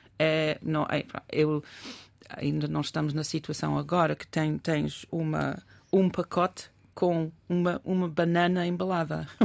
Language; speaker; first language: Portuguese; non-native, fluent; English